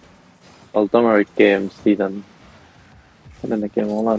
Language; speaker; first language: Welsh; non-native, local second language; English